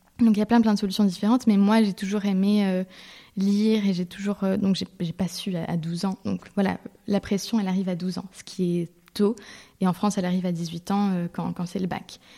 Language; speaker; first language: French; early bilingual, heritage; French